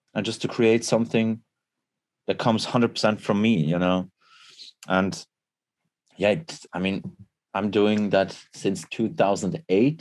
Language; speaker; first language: English; non-native, fluent; Swiss German